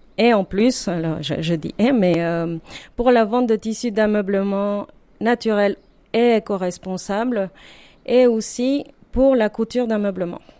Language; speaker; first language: French; non-native, fluent; Spanish